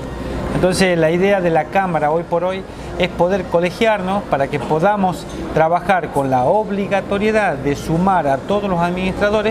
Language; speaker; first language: Spanish; native; Spanish